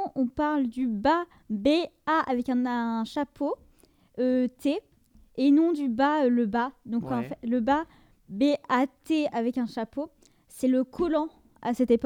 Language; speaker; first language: French; native; French